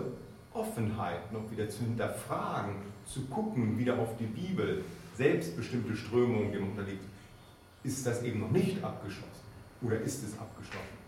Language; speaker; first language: German; native; German